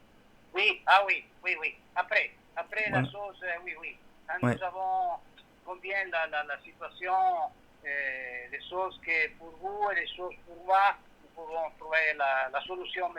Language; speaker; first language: French; non-native, learner; Italian